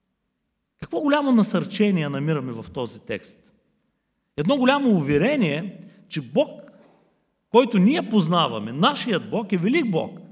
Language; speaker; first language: Bulgarian; native; Bulgarian